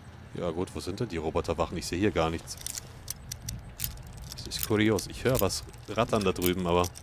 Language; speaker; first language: German; native; German